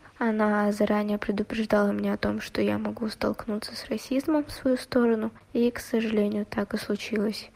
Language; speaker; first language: Russian; native; Russian